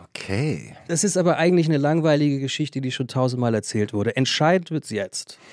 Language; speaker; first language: German; native; German